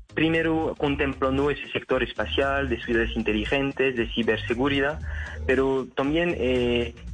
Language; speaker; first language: Spanish; non-native, fluent; French